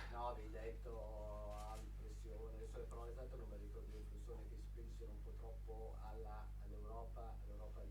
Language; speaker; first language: Italian; native; Italian